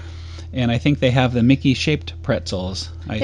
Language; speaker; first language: English; native; English